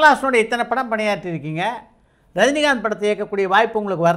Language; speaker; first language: Tamil; native; Tamil